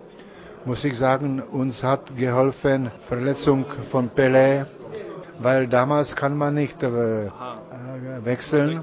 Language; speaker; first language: German; non-native, learner; Czech